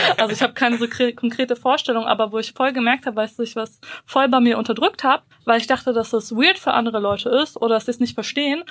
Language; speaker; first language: German; early bilingual, other home language; Bosnian